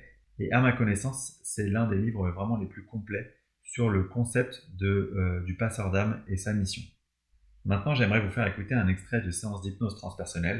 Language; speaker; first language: French; native; French